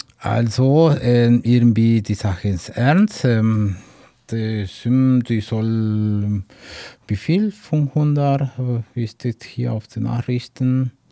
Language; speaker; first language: German; non-native, fluent; Spanish